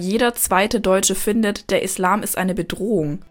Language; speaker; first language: German; native; German